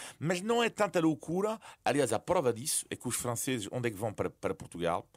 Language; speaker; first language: Portuguese; non-native, fluent; French